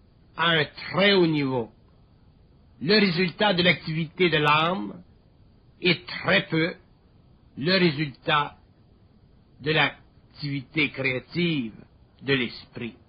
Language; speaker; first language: French; native; French